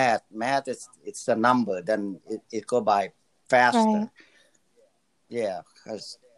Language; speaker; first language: English; early bilingual, other home language; Lao